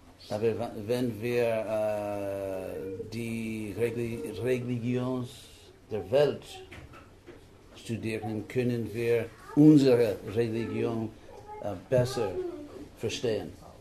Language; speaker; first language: German; non-native, learner; English